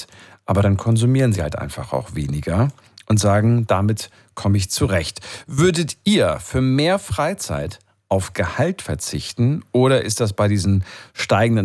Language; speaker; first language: German; native; German